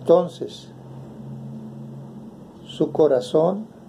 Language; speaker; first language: Spanish; native; Spanish